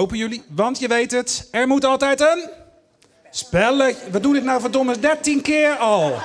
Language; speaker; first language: Dutch; native; Dutch